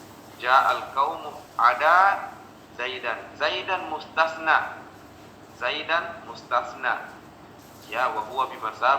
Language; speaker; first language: Arabic; non-native, fluent; Indonesian